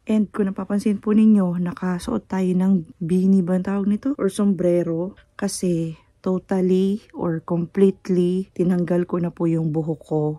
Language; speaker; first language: Filipino; native; Filipino